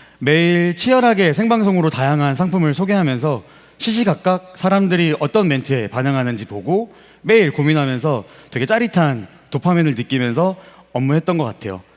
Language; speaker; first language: Korean; native; Korean